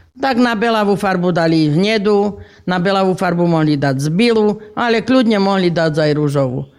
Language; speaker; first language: Slovak; native; Slovak